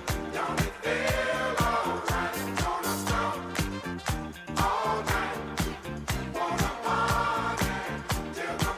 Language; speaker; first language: English; native; English